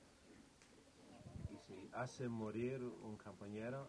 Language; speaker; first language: Spanish; non-native, fluent; English